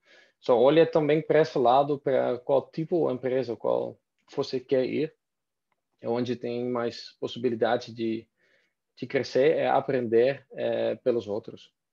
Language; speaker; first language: Portuguese; non-native, fluent; Dutch